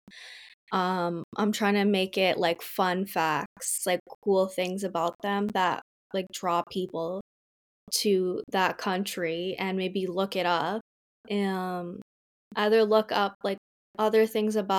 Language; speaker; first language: English; native; English